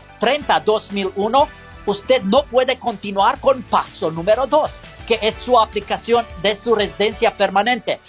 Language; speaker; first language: Spanish; non-native, learner; English